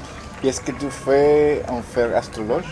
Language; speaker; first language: French; non-native, learner; Spanish